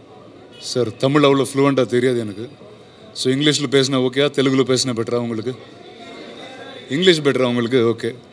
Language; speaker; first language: Tamil; non-native, learner; Telugu